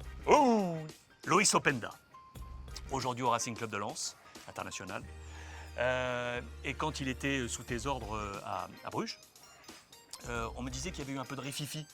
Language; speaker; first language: French; native; French